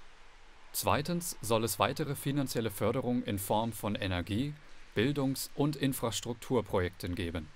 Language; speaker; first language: German; native; German